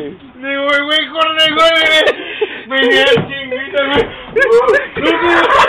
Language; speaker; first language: Spanish; native; Spanish